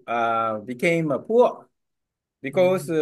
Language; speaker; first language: English; non-native, learner; Korean